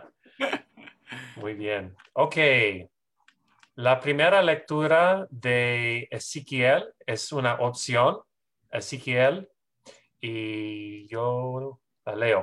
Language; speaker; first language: Spanish; non-native, fluent; English